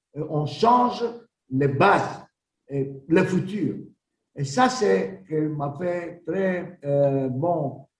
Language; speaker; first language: French; non-native, learner; Greek